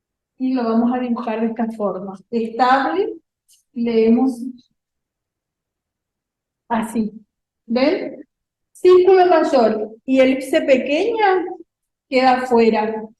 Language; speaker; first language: Spanish; native; Spanish